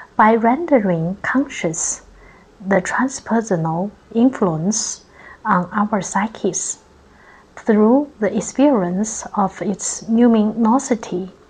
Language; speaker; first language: English; non-native, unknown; Chinese